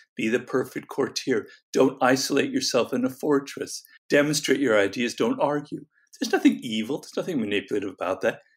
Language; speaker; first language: English; native; English